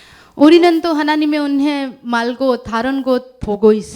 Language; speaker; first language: Korean; non-native, learner; Urdu